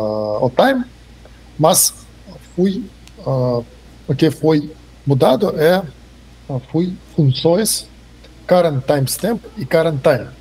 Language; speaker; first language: Portuguese; non-native, fluent; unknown